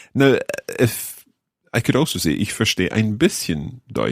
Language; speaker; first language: German; non-native, learner; English